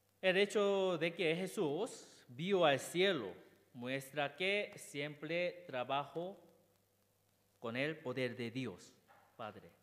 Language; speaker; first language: Spanish; non-native, learner; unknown